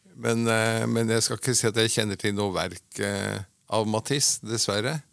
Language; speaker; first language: Norwegian; native; Norwegian